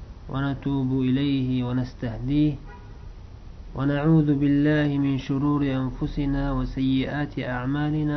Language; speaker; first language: Arabic; non-native, fluent; Uzbek